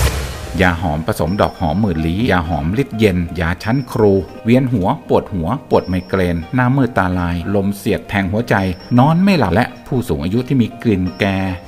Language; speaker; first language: Thai; native; Thai